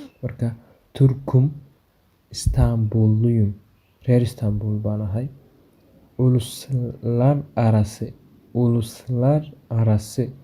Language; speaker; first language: Turkish; non-native, fluent; Somali